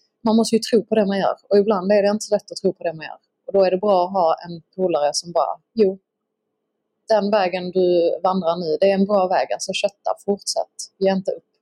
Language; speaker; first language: Swedish; native; Swedish